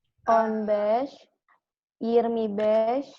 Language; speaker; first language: Turkish; non-native, learner; Indonesian